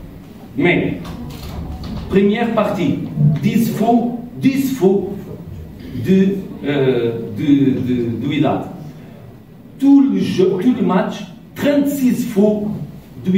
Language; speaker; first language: French; non-native, learner; Portuguese